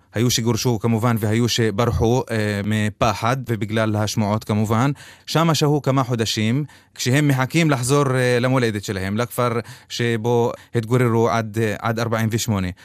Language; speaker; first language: Hebrew; non-native, local second language; Arabic